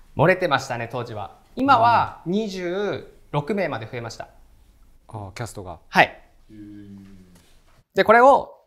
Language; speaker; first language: Japanese; native; Japanese